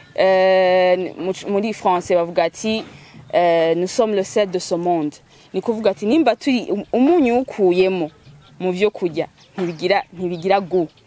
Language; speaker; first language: Rundi; early bilingual, heritage; Rundi